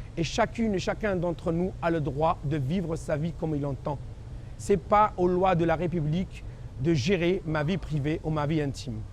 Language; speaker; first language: French; non-native, local second language; Kabyle